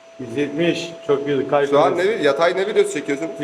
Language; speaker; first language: Turkish; native; Turkish